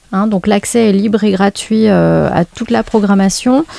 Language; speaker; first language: French; native; French